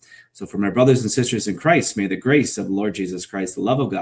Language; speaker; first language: English; native; English